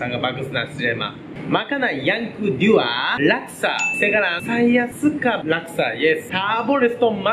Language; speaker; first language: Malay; non-native, learner; Japanese